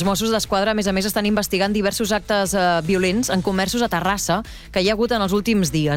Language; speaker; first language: Catalan; native; Catalan